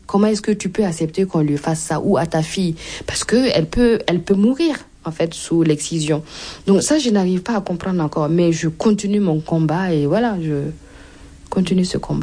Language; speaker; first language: French; non-native, local second language; Mossi